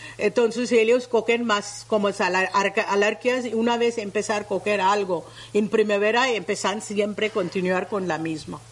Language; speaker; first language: Spanish; non-native, learner; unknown